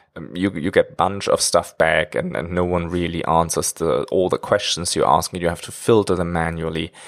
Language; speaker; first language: English; non-native, fluent; German